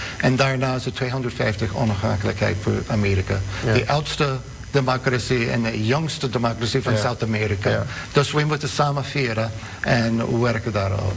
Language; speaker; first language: Dutch; non-native, fluent; English